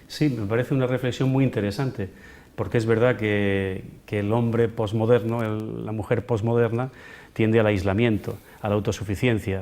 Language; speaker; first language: Spanish; native; Spanish